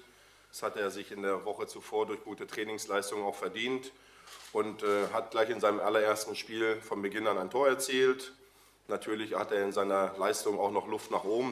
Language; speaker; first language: German; native; German